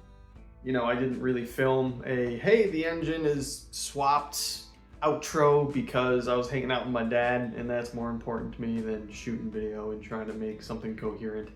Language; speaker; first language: English; native; English